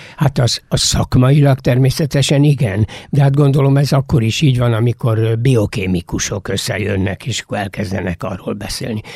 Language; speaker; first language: Hungarian; native; Hungarian